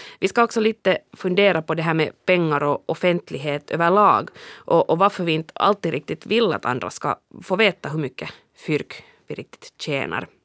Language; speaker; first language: Swedish; native; Swedish